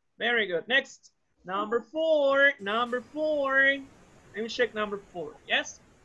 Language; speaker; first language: English; non-native, learner; Spanish